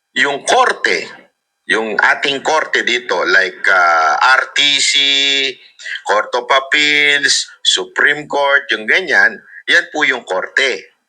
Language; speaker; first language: Filipino; native; Filipino